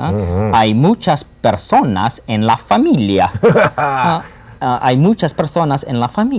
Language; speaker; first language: Spanish; non-native, fluent; English